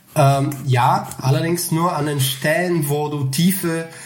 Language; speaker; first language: German; non-native, fluent; Bulgarian